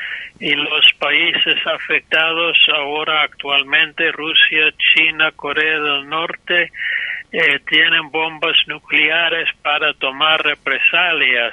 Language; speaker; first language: Spanish; non-native, fluent; English